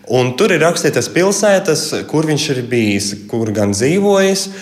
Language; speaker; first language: Latvian; early bilingual, heritage; Russian